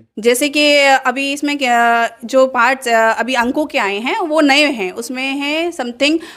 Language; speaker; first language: Hindi; native; Hindi